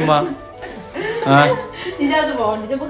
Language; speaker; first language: Chinese; non-native, fluent; Lao